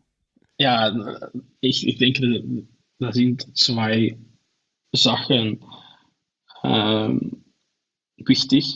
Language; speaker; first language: German; non-native, learner; Dutch